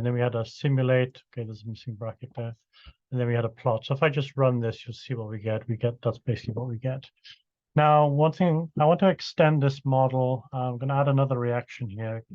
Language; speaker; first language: English; native; English